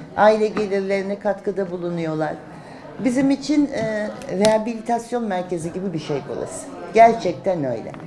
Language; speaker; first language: Turkish; native; Turkish